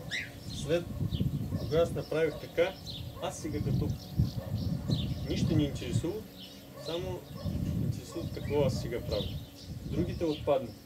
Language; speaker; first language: Bulgarian; non-native, learner; Russian